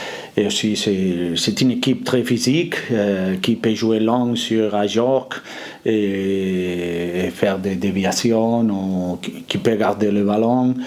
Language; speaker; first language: French; non-native, fluent; Spanish